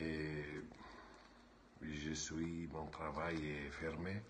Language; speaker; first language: French; non-native, learner; Albanian